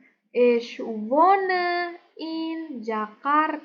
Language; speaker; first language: German; non-native, learner; Indonesian